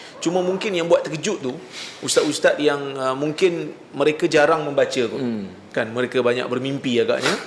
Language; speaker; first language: Malay; native; Malay